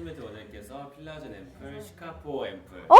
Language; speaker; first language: Korean; native; Korean